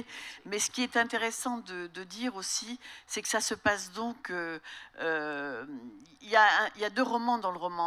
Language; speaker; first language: French; native; French